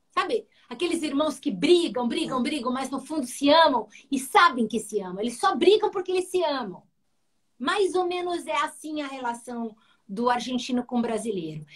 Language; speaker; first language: Portuguese; early bilingual, heritage; Portuguese